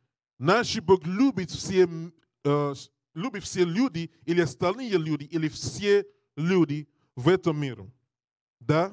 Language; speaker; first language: Russian; non-native, learner; English